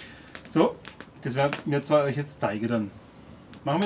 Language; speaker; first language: German; native; German